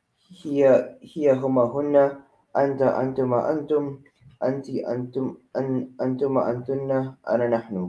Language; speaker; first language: Arabic; non-native, learner; Filipino